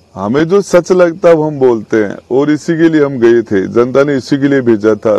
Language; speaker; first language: Hindi; native; Hindi